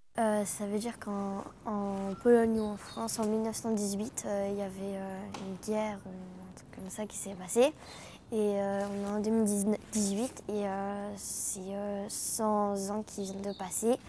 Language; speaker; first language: French; early bilingual, other home language; Polish